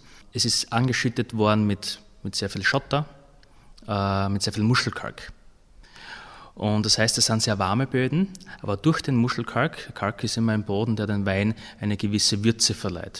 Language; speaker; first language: German; native; German